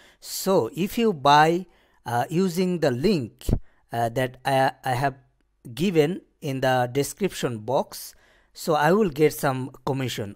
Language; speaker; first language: English; non-native, local second language; Bangla